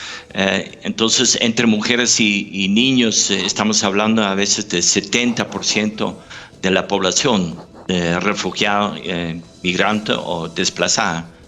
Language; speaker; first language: Spanish; non-native, fluent; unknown